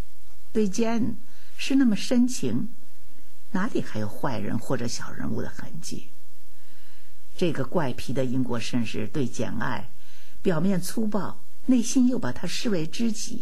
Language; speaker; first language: Chinese; native; Chinese